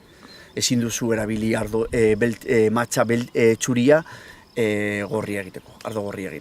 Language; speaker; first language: Basque; non-native, local second language; Spanish